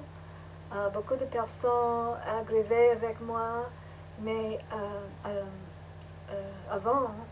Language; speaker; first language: French; non-native, learner; English